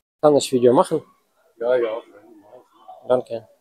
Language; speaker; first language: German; non-native, learner; Russian